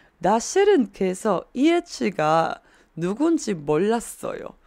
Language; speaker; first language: Korean; non-native, fluent; Chinese